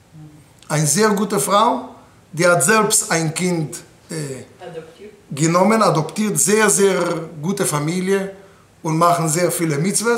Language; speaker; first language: German; non-native, fluent; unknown